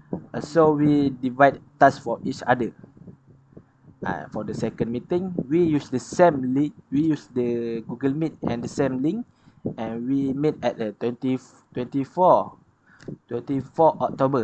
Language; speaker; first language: English; non-native, learner; Malay